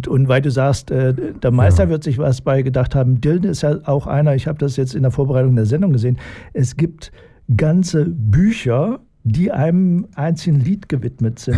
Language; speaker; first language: German; native; German